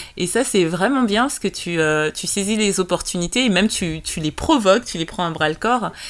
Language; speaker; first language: French; native; French